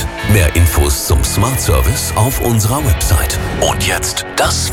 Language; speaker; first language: German; native; German